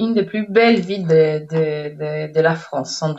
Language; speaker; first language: French; non-native, fluent; Spanish